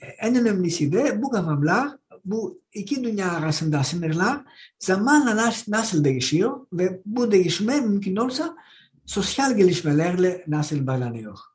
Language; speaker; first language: Turkish; non-native, fluent; Greek